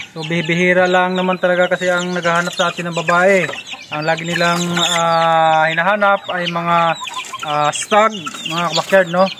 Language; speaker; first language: Filipino; non-native, local second language; Cebuano